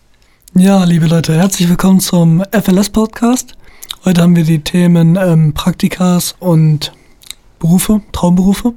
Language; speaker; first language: German; native; German